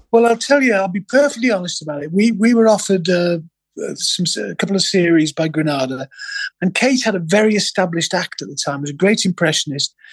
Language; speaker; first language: English; native; English